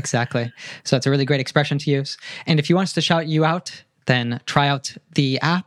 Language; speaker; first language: English; native; English